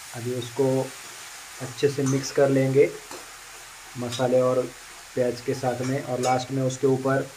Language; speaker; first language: Hindi; non-native, local second language; Marathi